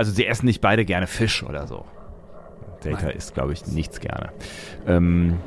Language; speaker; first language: German; native; German